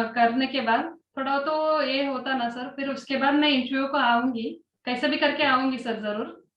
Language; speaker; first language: Hindi; non-native, local second language; Kannada